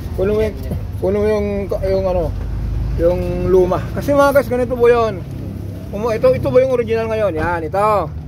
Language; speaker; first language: Filipino; native; Filipino